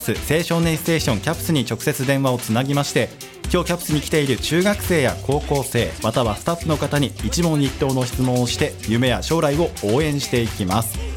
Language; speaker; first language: Japanese; native; Japanese